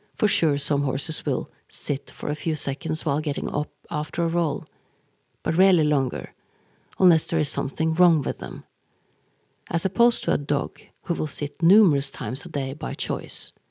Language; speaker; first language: English; non-native, fluent; Norwegian